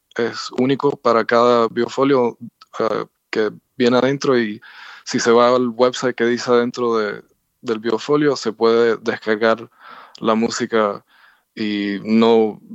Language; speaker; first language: Spanish; native; Spanish